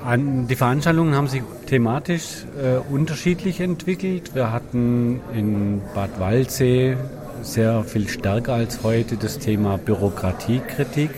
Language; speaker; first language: German; native; German